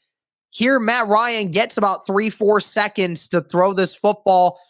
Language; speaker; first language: English; native; English